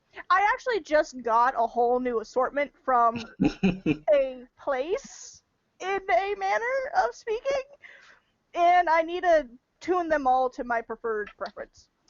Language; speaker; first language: English; native; English